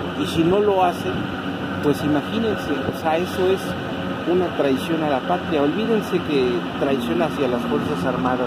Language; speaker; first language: Spanish; native; Spanish